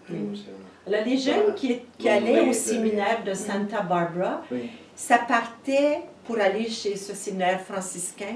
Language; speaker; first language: French; native; French